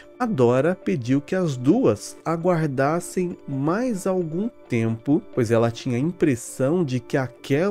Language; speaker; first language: Portuguese; native; Portuguese